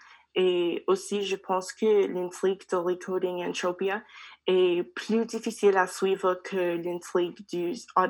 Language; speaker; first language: French; non-native, learner; English